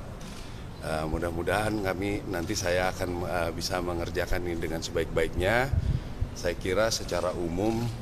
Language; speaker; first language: Indonesian; native; Indonesian